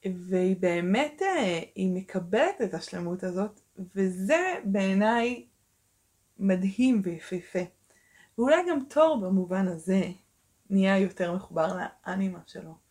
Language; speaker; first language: Hebrew; early bilingual, other home language; Russian